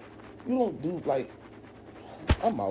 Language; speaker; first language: English; native; English